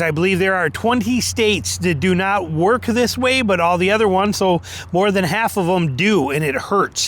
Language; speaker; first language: English; native; English